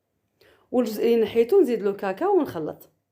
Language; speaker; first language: Arabic; native; Arabic